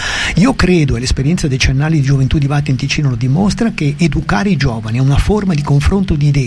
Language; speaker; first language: Italian; native; Italian